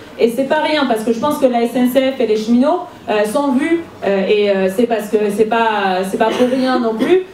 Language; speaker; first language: French; non-native, fluent; Spanish